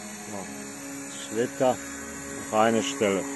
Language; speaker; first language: German; non-native, fluent; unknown